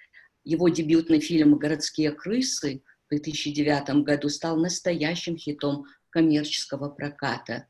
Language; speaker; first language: Russian; native; Russian